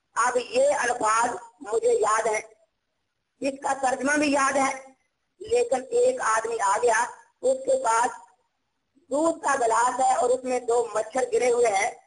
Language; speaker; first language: Urdu; non-native, local second language; Punjabi